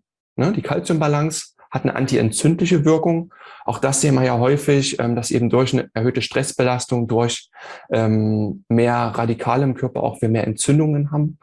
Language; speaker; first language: German; native; German